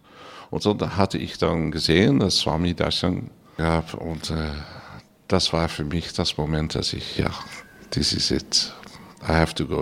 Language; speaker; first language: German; non-native, learner; Dutch